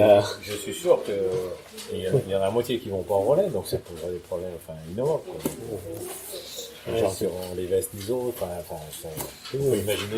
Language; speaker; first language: French; native; French